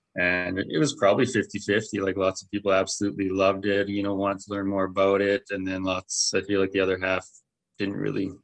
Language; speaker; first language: English; native; English